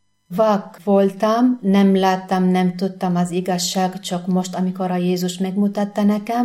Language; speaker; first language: Hungarian; non-native, fluent; Arabic